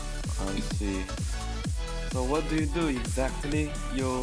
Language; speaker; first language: English; non-native, learner; Chinese